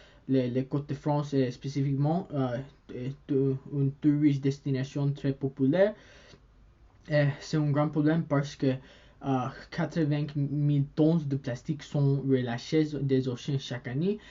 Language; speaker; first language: French; non-native, learner; English